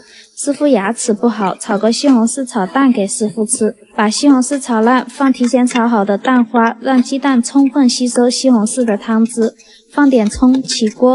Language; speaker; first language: Chinese; native; Chinese